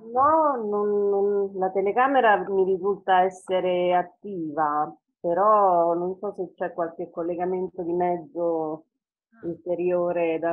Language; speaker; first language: Italian; native; Italian